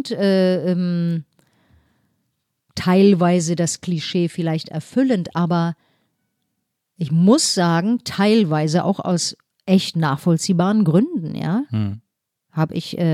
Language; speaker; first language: German; native; German